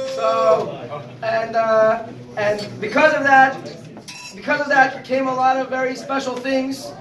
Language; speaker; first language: English; native; English